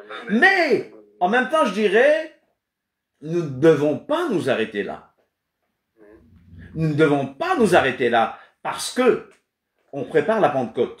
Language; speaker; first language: French; non-native, fluent; Kabuverdianu